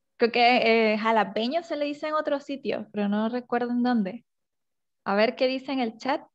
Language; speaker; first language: Spanish; native; Spanish